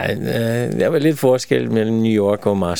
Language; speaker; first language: Danish; non-native, fluent; Russian